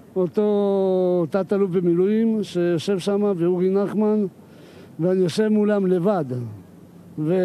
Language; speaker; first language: Hebrew; native; Hebrew